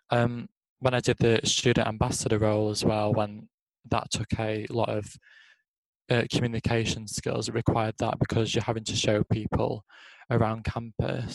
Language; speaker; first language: English; native; English